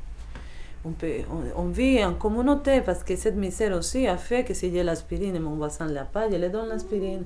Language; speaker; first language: French; non-native, fluent; Spanish